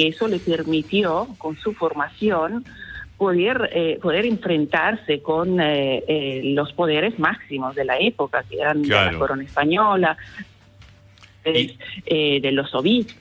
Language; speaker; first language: Spanish; non-native, fluent; Italian